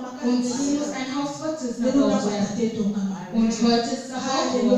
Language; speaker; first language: German; non-native, fluent; Lingala